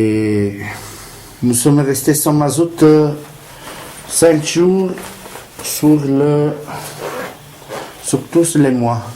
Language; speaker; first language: French; non-native, learner; Italian